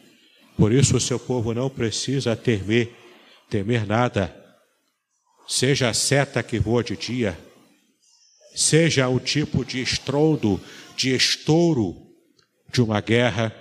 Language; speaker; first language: Portuguese; native; Portuguese